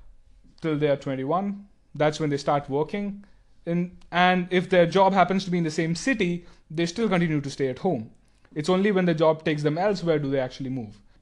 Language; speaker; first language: English; non-native, local second language; Tamil